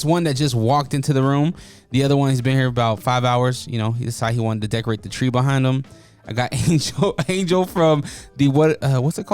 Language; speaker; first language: English; native; English